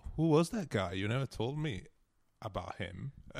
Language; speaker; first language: English; non-native, fluent; Italian